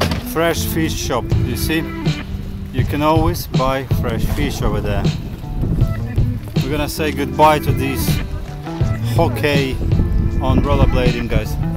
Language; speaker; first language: English; non-native, fluent; Ukrainian